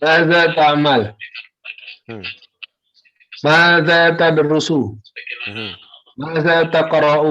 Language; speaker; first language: Arabic; non-native, learner; Indonesian